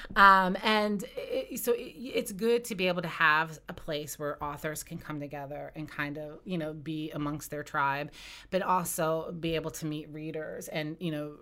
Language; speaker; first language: English; native; English